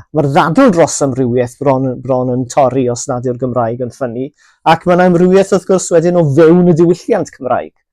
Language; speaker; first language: Welsh; native; Welsh